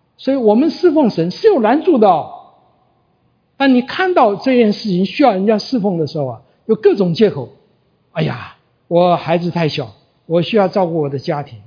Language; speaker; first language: Chinese; native; Chinese